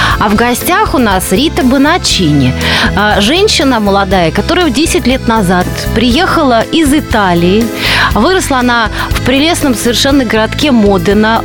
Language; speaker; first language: Russian; native; Russian